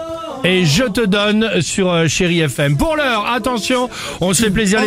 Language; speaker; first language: French; native; French